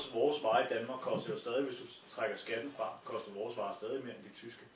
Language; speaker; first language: Danish; native; Danish